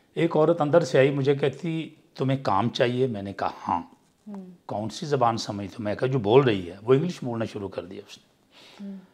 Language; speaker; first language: Urdu; non-native, local second language; Punjabi